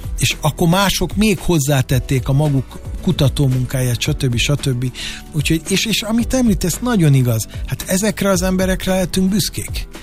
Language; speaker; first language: Hungarian; native; Hungarian